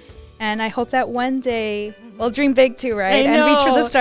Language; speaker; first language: English; early bilingual, other home language; Spanish